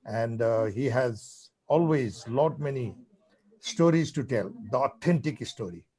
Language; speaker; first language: English; non-native, local second language; Nepali